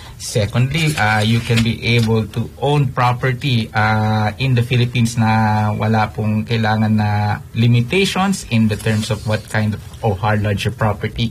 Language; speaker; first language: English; non-native, local second language; Filipino